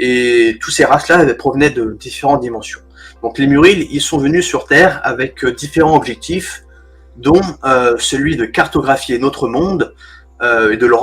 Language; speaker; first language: French; native; French